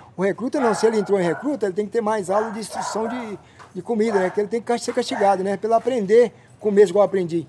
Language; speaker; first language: Portuguese; native; Portuguese